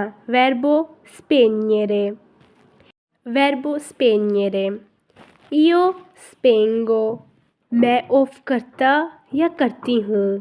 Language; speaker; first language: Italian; non-native, fluent; Urdu